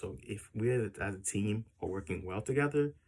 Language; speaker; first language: English; native; English